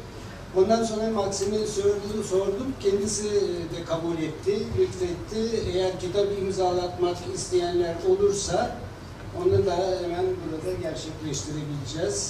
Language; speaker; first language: Turkish; native; Turkish